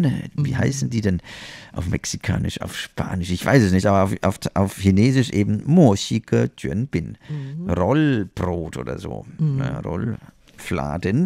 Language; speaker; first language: German; native; German